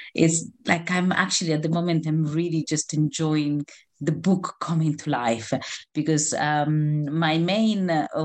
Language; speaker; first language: English; non-native, fluent; Italian